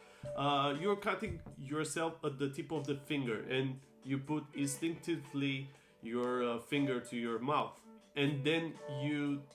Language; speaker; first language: English; non-native, fluent; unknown